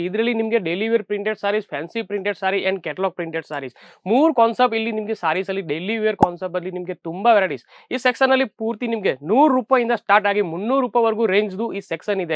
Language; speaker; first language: Kannada; non-native, local second language; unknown